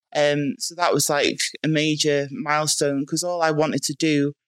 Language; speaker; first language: English; native; English